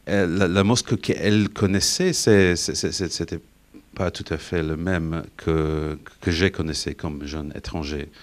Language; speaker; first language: French; non-native, fluent; English